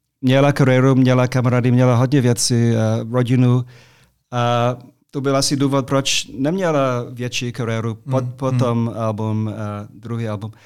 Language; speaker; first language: Czech; non-native, fluent; English